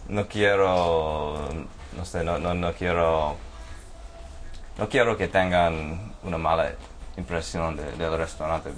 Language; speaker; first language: Spanish; non-native, fluent; English